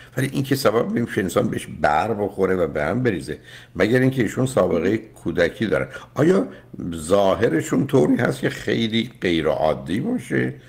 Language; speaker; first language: Persian; native; Persian